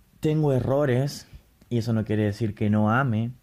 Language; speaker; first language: Spanish; native; Spanish